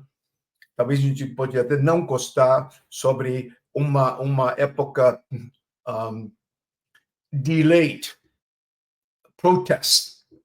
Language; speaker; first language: Portuguese; non-native, fluent; Chinese